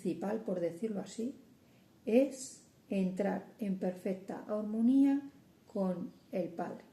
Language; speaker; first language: Spanish; native; Spanish